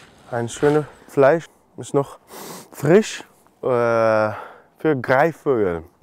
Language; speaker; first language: German; non-native, learner; Turkish